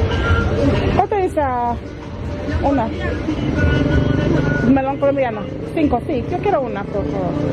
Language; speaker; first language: Spanish; non-native, learner; English